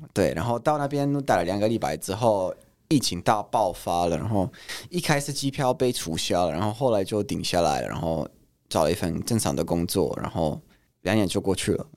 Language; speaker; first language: Chinese; non-native, fluent; Italian